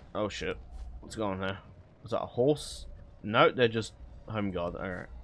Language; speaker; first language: English; native; English